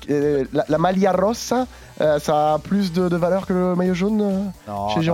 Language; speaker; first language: French; native; French